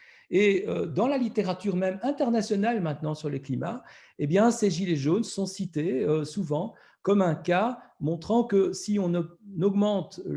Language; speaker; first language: French; native; French